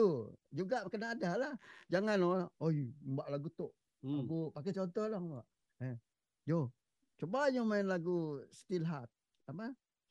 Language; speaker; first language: Malay; native; Malay